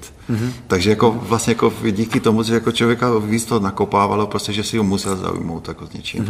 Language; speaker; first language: Czech; non-native, fluent; Hungarian